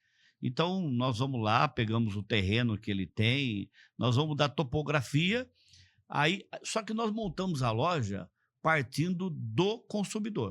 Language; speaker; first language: Portuguese; native; Portuguese